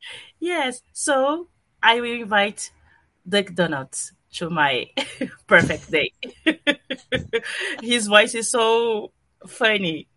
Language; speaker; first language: English; non-native, learner; Portuguese